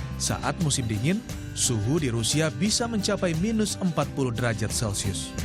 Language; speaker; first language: Indonesian; native; Indonesian